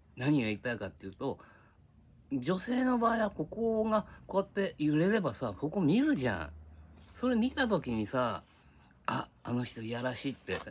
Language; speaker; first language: Japanese; native; Japanese